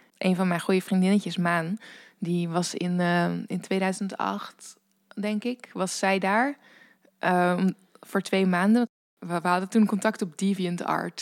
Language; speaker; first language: Dutch; native; Dutch